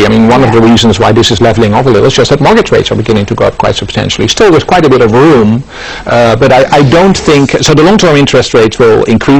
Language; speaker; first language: English; non-native, fluent; Dutch